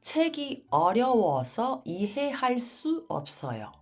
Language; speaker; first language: Korean; early bilingual, heritage; Japanese